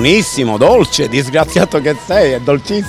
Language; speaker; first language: Italian; native; Italian